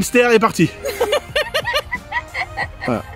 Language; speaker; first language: French; native; French